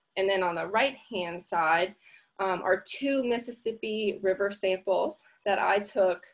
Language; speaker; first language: English; native; English